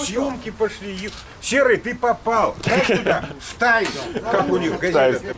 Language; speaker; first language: Russian; native; Russian